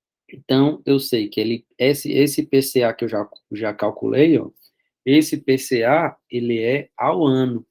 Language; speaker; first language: Portuguese; native; Portuguese